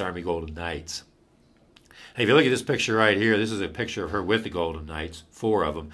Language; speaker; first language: English; native; English